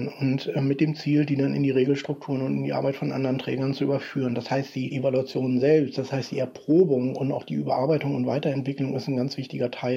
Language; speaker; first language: German; native; German